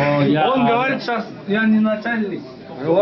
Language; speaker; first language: Russian; non-native, learner; Chinese